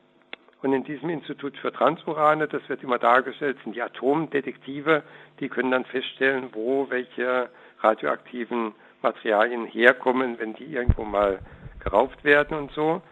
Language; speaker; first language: German; native; German